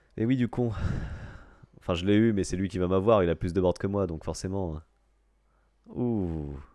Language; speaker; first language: French; native; French